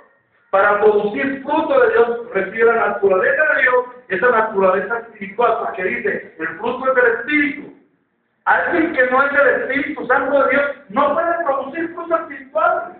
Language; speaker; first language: Spanish; native; Spanish